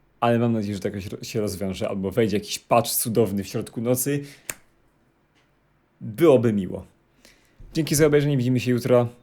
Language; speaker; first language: Polish; native; Polish